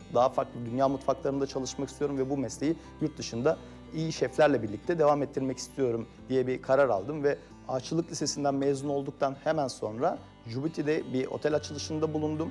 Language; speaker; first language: Turkish; native; Turkish